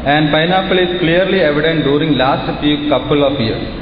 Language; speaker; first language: English; non-native, local second language; Malayalam